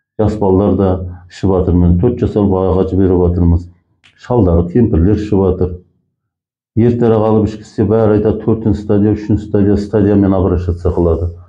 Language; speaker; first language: Kazakh; early bilingual, heritage; Kazakh